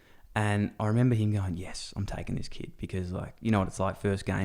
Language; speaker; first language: English; native; English